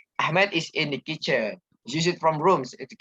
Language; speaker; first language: English; non-native, learner; Indonesian